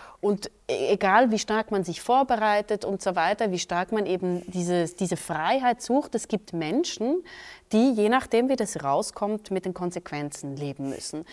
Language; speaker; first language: German; native; German